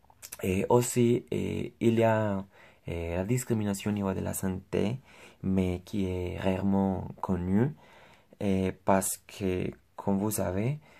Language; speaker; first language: French; non-native, learner; Spanish